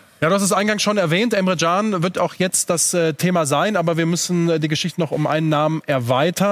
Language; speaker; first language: German; native; German